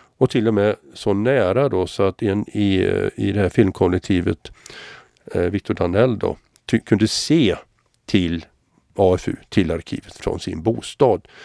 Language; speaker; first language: Swedish; native; Swedish